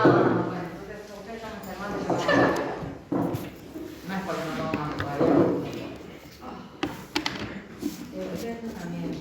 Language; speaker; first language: Spanish; native; Spanish